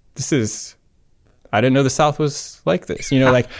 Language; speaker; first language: English; native; English